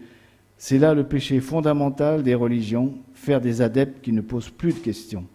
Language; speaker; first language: French; native; French